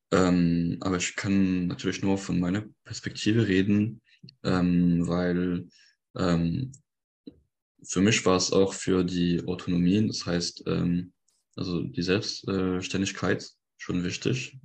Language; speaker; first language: German; non-native, fluent; French